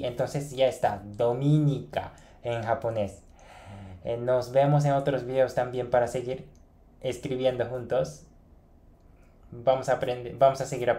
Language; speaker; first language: Spanish; non-native, fluent; Japanese